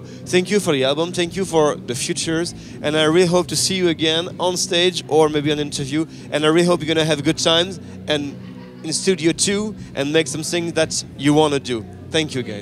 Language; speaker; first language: English; non-native, learner; French